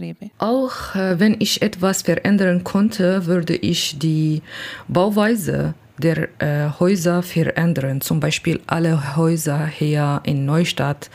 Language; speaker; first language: German; non-native, learner; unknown